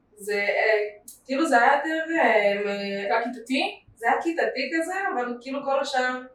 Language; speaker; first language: Hebrew; early bilingual, other home language; Russian